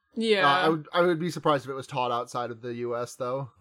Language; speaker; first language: English; native; English